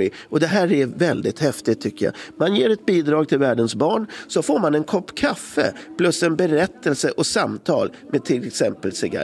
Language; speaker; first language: Swedish; native; Swedish